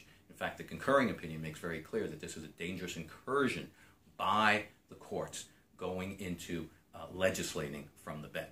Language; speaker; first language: English; native; English